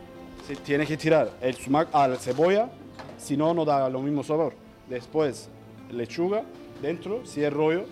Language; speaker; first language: Spanish; non-native, learner; Turkish